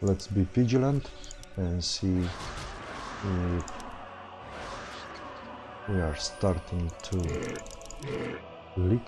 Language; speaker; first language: English; non-native, fluent; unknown